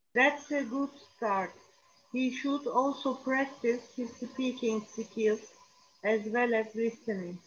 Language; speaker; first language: English; non-native, learner; Turkish